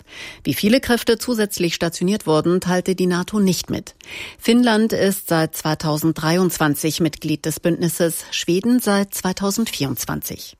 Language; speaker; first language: German; native; German